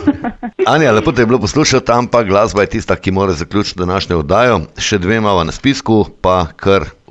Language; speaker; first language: Slovenian; native; Slovenian